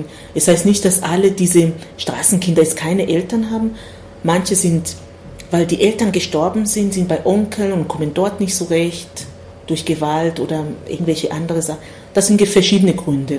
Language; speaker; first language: German; non-native, fluent; Swahili